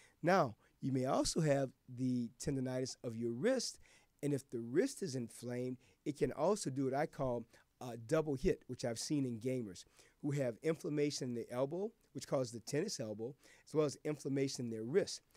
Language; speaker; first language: English; native; English